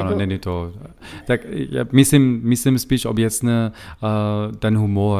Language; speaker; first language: Czech; non-native, learner; German